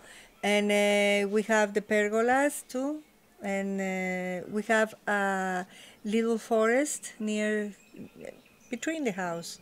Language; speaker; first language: English; non-native, learner; Spanish